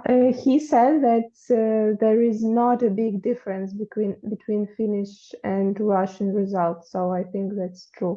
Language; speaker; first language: English; non-native, fluent; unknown